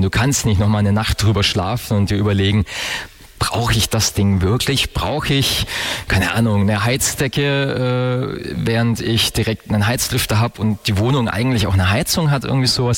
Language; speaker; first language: German; native; German